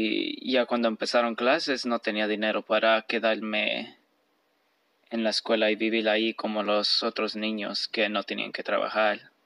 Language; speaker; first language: Spanish; early bilingual, heritage; Spanish